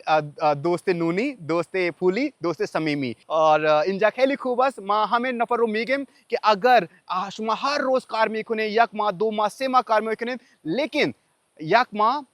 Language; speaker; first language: Persian; non-native, learner; Urdu